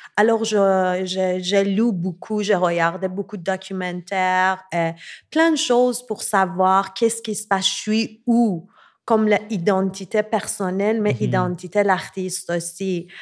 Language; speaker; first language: French; non-native, learner; Persian